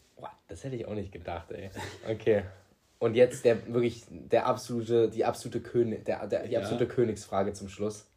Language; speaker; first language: German; early bilingual, other home language; Greek